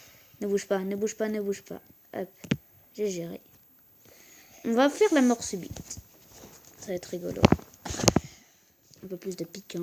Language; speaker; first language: French; native; French